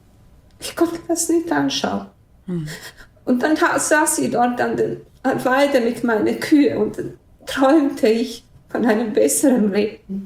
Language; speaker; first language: German; non-native, fluent; Bosnian